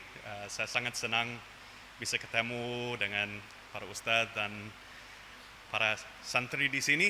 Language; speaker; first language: Indonesian; non-native, fluent; English